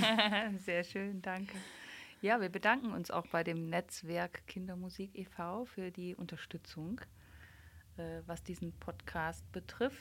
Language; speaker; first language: German; native; German